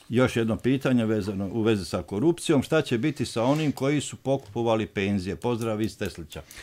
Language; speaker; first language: Serbian; native; Serbian